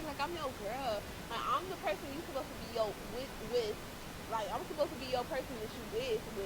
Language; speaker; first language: English; native; English